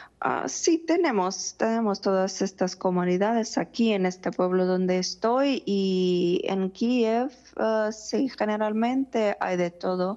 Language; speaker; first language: Spanish; non-native, fluent; Ukrainian